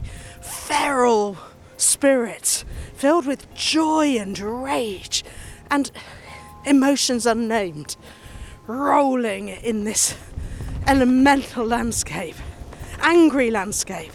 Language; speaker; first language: English; native; English